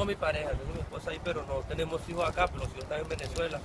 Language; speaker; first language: Spanish; native; Spanish